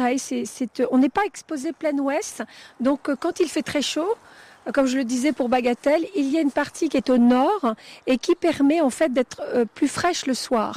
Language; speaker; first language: French; native; French